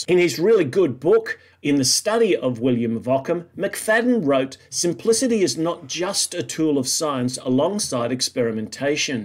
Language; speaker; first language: English; native; English